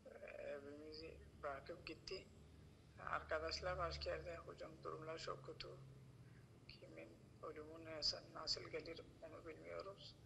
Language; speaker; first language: Turkish; non-native, learner; Rohingya